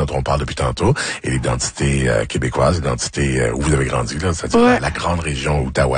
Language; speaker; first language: French; native; French